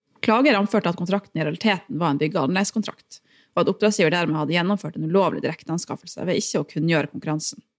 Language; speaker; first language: Norwegian; native; Norwegian